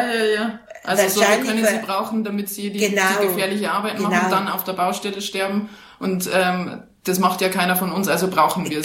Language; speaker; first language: German; native; German